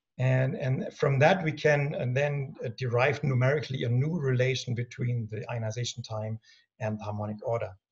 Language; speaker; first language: English; non-native, fluent; German